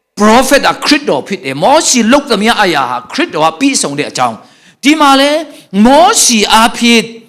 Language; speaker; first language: Burmese; non-native, local second language; Tedim Chin